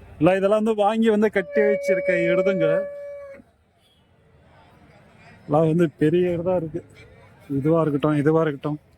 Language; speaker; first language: Tamil; native; Tamil